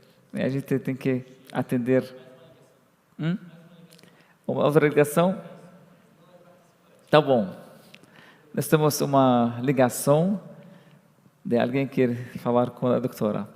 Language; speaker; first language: Portuguese; non-native, fluent; Arabic